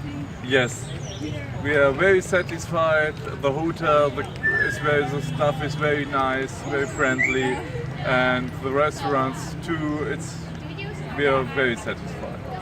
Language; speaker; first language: English; non-native, learner; German